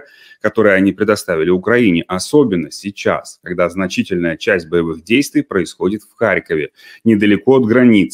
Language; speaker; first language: Russian; native; Russian